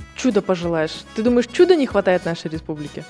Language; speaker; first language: Russian; native; Russian